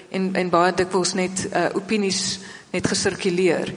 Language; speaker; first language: Afrikaans; native; Afrikaans